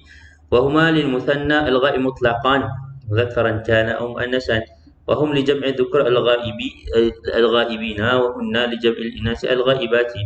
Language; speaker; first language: Arabic; non-native, fluent; Malay